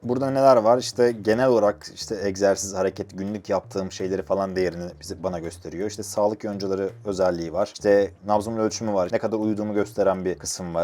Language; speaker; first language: Turkish; native; Turkish